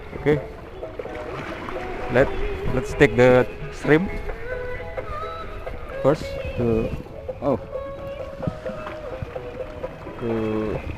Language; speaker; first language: English; non-native, learner; Indonesian